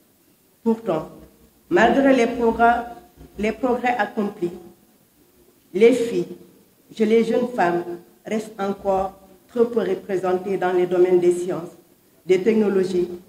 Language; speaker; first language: French; non-native, local second language; Wolof